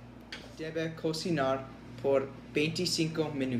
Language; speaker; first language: Spanish; non-native, learner; English